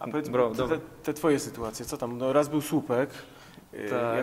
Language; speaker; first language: Polish; native; Polish